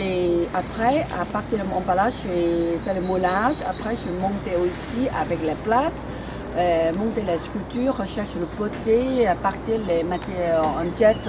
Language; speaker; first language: French; non-native, fluent; Chinese